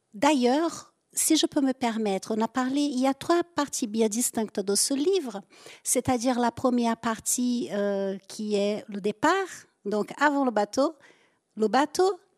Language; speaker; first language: French; native; French